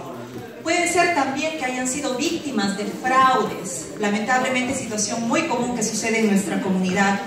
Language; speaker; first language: Spanish; native; Spanish